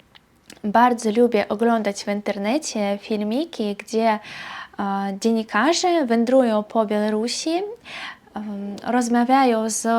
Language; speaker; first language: Polish; non-native, fluent; Belarusian